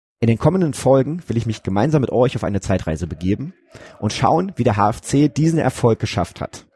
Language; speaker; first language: German; native; German